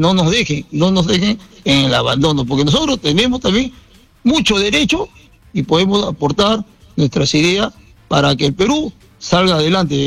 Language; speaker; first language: Spanish; native; Spanish